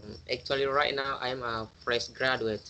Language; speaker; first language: English; non-native, learner; Indonesian